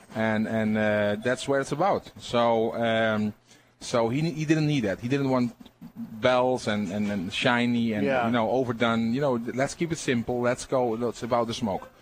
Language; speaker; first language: English; non-native, fluent; Dutch